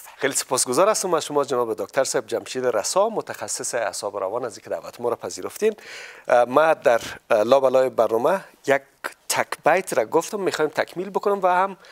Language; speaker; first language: Persian; native; Persian